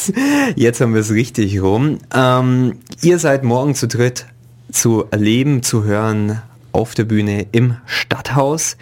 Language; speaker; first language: German; native; German